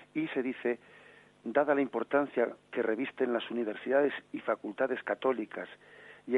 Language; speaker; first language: Spanish; native; Spanish